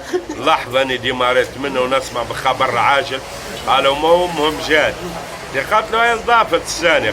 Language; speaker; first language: Arabic; native; Arabic